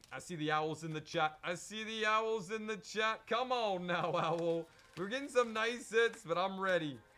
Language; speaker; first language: English; native; English